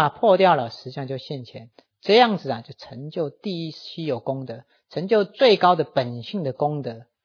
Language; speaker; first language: Chinese; native; Chinese